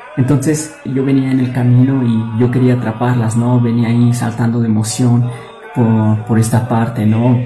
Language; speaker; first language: Spanish; native; Spanish